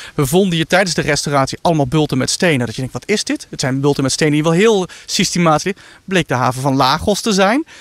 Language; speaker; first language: Dutch; native; Dutch